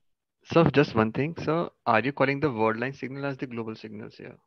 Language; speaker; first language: English; non-native, local second language; Hindi